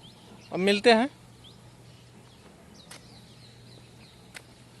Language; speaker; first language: Hindi; native; Hindi